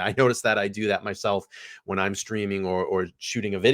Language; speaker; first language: English; native; English